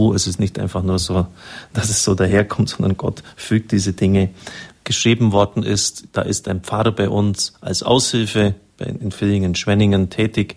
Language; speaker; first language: German; native; German